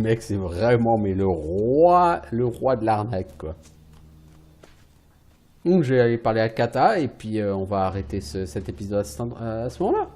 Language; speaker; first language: French; native; French